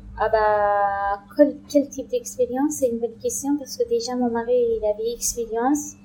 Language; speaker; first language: French; non-native, learner; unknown